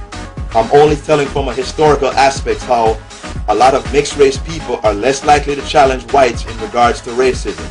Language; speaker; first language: English; native; English